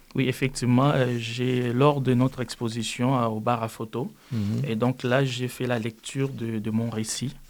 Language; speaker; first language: French; non-native, local second language; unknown